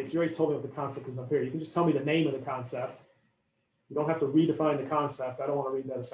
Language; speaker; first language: English; native; English